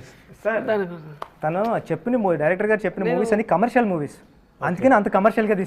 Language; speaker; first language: Telugu; native; Telugu